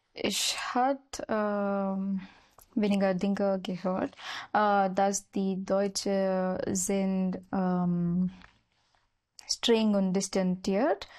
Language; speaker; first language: German; non-native, learner; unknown